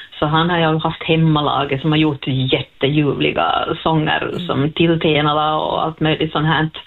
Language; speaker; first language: Swedish; native; Swedish